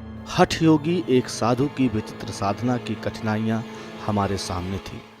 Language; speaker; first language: Hindi; native; Hindi